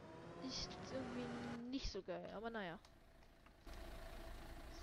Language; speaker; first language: German; native; German